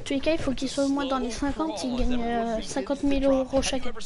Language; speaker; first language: French; native; French